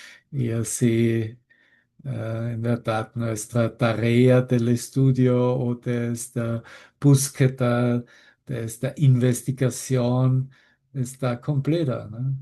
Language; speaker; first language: Spanish; non-native, fluent; German